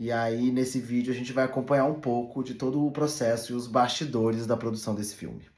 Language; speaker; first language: Portuguese; native; Portuguese